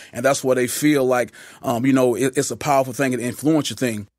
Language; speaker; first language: English; native; English